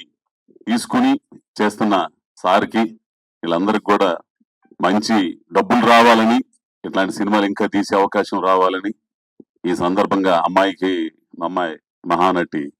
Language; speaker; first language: Telugu; native; Telugu